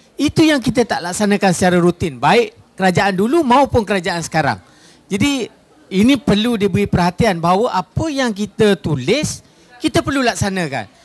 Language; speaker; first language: Malay; native; Malay